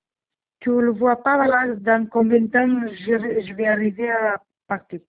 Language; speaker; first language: French; non-native, learner; Portuguese